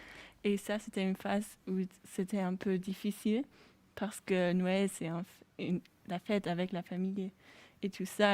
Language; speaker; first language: French; non-native, fluent; German